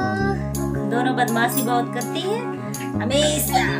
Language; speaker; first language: Hindi; native; Hindi